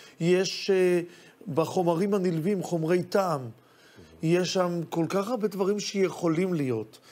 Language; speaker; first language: Hebrew; native; Hebrew